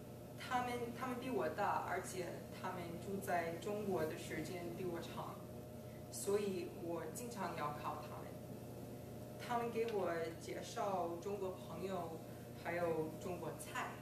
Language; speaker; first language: Chinese; non-native, fluent; English